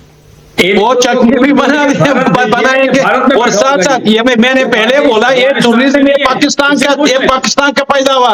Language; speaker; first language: Hindi; non-native, learner; Pashto